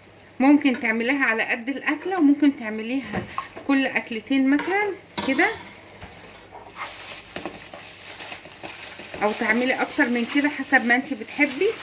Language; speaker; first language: Arabic; native; Arabic